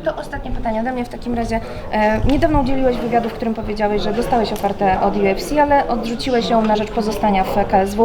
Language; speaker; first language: Polish; native; Polish